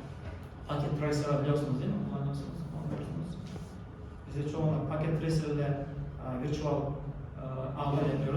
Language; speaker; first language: Turkish; non-native, learner; Kazakh